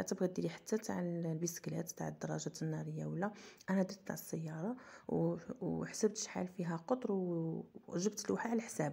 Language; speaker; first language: Arabic; native; Arabic